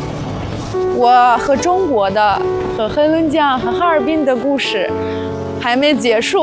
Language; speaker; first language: Chinese; non-native, fluent; Russian